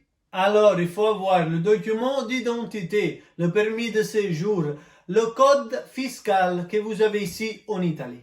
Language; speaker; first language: French; non-native, fluent; Italian